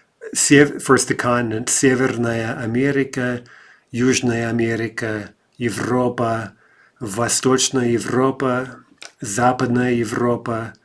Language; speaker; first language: Russian; non-native, fluent; English